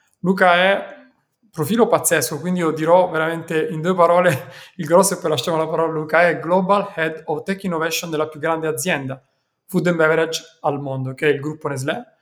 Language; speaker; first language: Italian; native; Italian